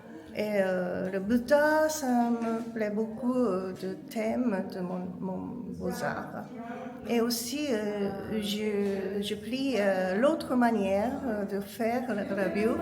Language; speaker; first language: French; non-native, learner; Japanese